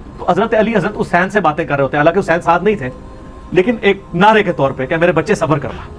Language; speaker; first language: Urdu; non-native, local second language; Punjabi